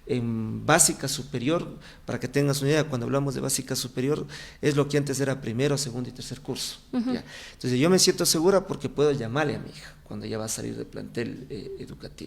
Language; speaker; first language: Spanish; native; Spanish